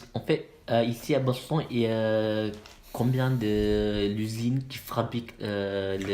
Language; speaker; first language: French; non-native, learner; Malay